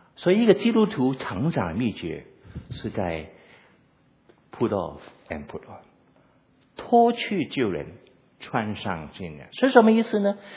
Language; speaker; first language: Chinese; non-native, local second language; Cantonese